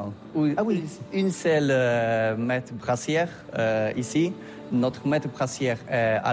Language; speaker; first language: French; non-native, fluent; Polish